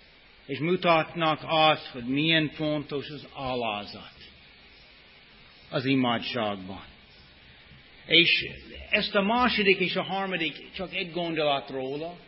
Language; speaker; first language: Hungarian; non-native, fluent; English